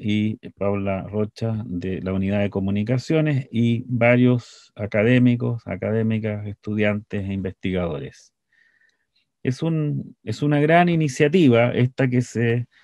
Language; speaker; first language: Spanish; native; Spanish